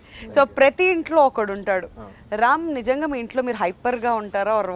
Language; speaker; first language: Telugu; native; Telugu